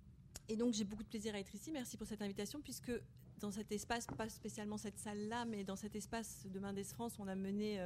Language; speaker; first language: French; native; French